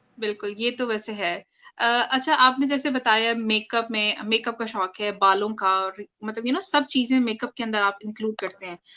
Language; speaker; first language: Urdu; native; Urdu